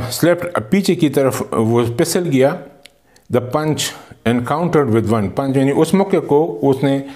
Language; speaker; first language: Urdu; non-native, local second language; Pashto